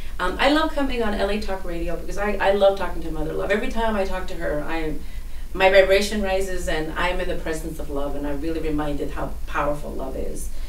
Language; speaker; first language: English; early bilingual, other home language; Spanish